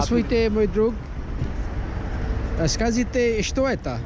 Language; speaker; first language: Russian; non-native, learner; Urdu